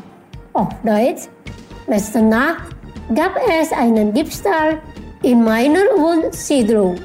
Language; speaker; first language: German; non-native, fluent; Indonesian